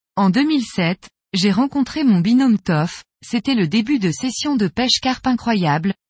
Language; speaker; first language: French; native; French